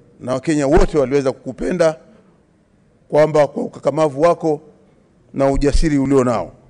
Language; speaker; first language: Swahili; native; Swahili